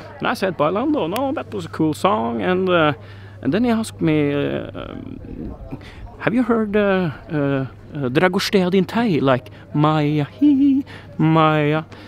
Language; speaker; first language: English; non-native, fluent; Norwegian